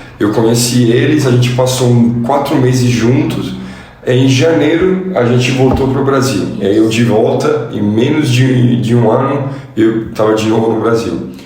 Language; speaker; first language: Portuguese; non-native, fluent; Italian